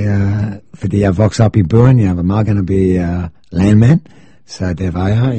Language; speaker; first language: Danish; non-native, fluent; English